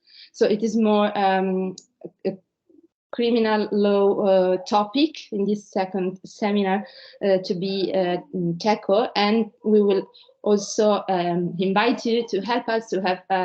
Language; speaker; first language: English; non-native, fluent; Italian